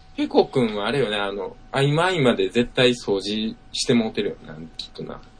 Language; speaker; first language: Japanese; native; Japanese